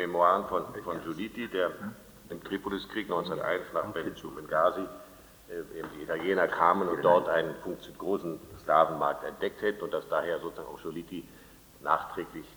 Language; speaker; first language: German; native; German